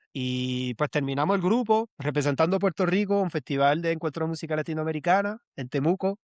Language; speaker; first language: Spanish; early bilingual, heritage; Spanish